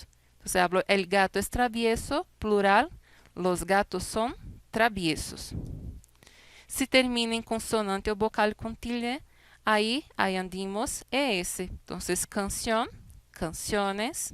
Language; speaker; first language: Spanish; non-native, fluent; Portuguese